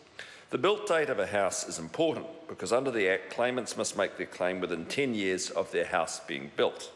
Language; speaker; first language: English; native; English